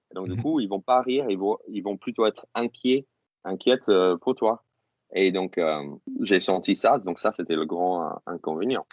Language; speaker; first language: French; non-native, fluent; English